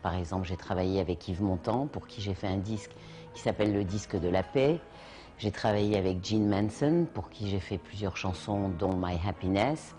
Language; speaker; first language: French; native; French